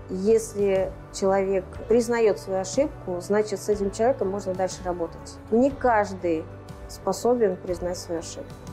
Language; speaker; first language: Russian; native; Russian